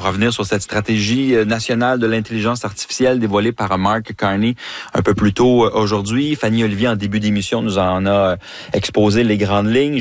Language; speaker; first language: French; native; French